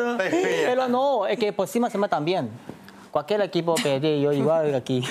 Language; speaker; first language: Spanish; non-native, learner; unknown